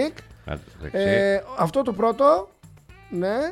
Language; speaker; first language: Greek; native; Greek